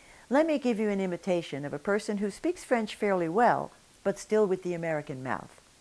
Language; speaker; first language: English; native; English